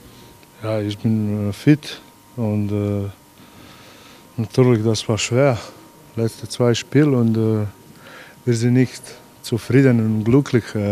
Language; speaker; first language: German; non-native, learner; Croatian